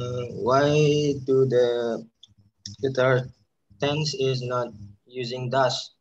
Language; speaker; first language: English; non-native, learner; Indonesian